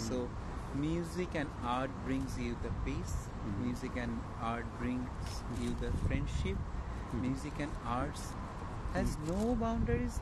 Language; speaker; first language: English; non-native, learner; Bangla